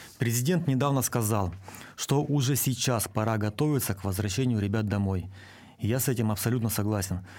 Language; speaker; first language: Russian; native; Russian